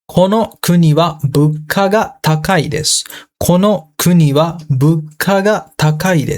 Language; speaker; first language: Japanese; non-native, fluent; Sinhala